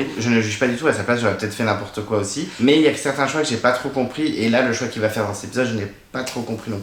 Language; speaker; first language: French; native; French